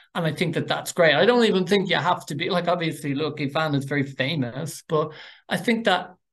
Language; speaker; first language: English; native; English